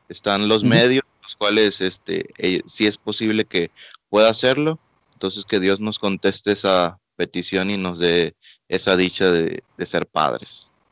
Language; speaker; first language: Spanish; native; Spanish